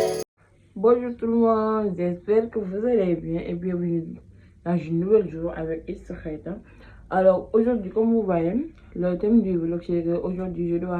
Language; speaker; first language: French; non-native, fluent; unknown